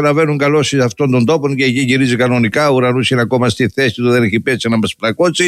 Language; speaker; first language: Greek; native; Greek